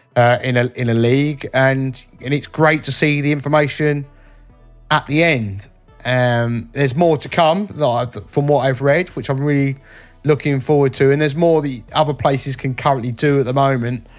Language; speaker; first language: English; native; English